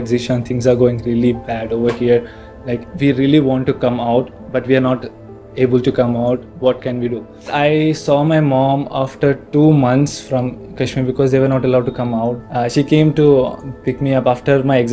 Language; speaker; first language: English; non-native, local second language; Kashmiri